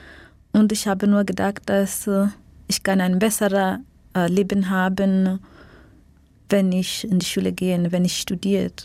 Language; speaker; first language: German; non-native, fluent; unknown